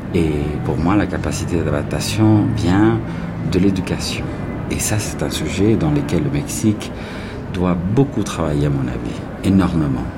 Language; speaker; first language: French; non-native, fluent; Spanish